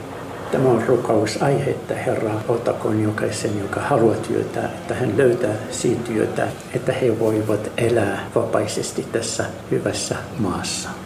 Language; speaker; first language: Finnish; non-native, fluent; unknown